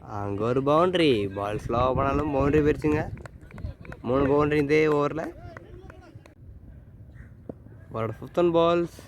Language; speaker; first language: Tamil; native; Tamil